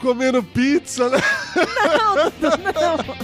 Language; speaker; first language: Portuguese; native; Portuguese